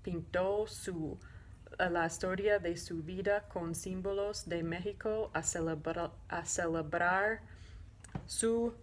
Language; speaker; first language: Spanish; non-native, learner; English